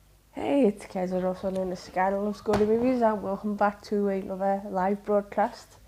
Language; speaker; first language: English; native; English